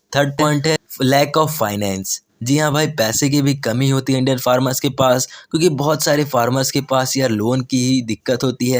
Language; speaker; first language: Hindi; native; Hindi